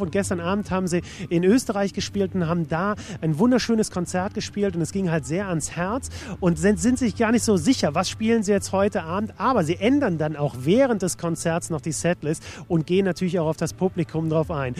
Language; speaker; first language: German; native; German